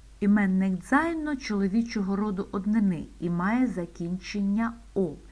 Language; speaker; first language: Ukrainian; native; Ukrainian